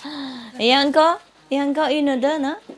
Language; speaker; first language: French; non-native, learner; Vietnamese